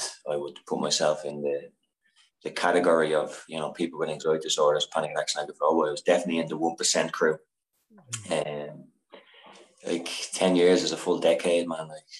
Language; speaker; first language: English; native; English